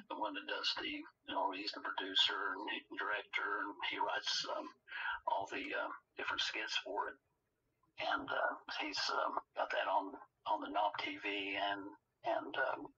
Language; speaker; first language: English; native; English